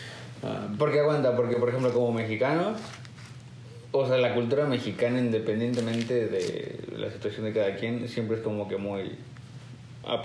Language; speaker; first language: Spanish; native; Spanish